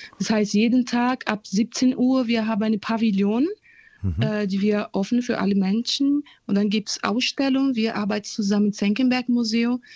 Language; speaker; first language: German; non-native, fluent; Portuguese